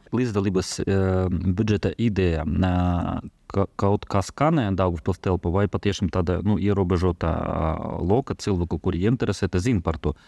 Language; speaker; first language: Latvian; non-native, local second language; Russian